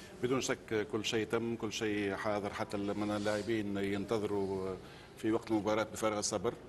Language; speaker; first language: Arabic; native; Arabic